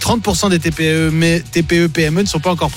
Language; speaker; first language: French; native; French